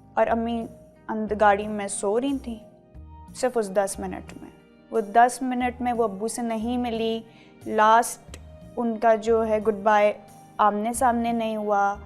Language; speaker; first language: Urdu; native; Urdu